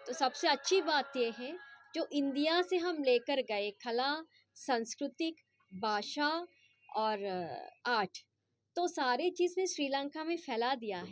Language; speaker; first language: Hindi; non-native, fluent; Sinhala